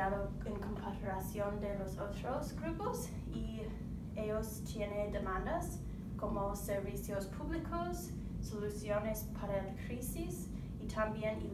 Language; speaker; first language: Spanish; non-native, learner; English